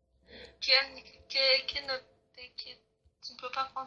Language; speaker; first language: French; native; French